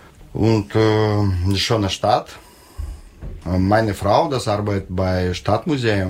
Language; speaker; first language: German; non-native, learner; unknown